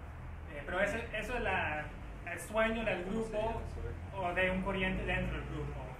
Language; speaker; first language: Spanish; non-native, fluent; English